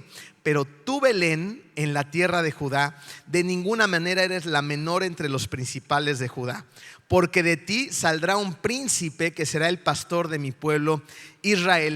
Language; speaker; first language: Spanish; native; Spanish